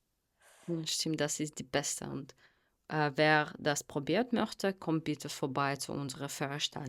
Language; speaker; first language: German; non-native, fluent; Russian